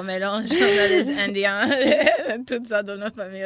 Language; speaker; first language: French; non-native, local second language; English